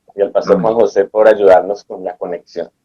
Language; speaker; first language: Spanish; native; Spanish